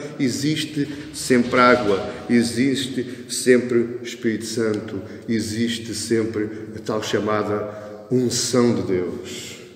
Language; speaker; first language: Portuguese; early bilingual, heritage; Portuguese